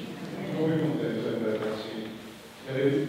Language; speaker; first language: Spanish; non-native, learner; Papiamento